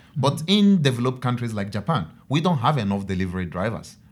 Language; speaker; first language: English; non-native, local second language; Igbo